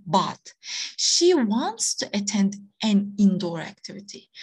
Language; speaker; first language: English; non-native, fluent; Turkish